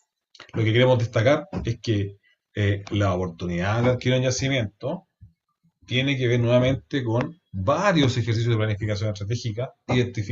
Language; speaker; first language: Spanish; native; Spanish